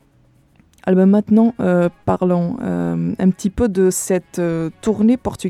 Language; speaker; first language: French; non-native, fluent; Portuguese